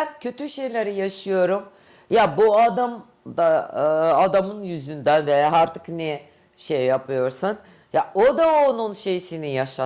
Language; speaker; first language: Turkish; non-native, fluent; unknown